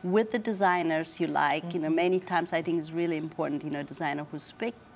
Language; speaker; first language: English; non-native, fluent; Amharic